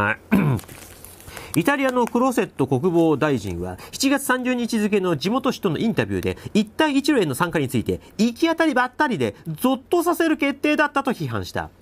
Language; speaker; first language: Japanese; native; Japanese